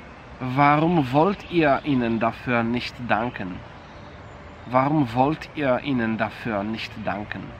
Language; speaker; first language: German; non-native, fluent; Polish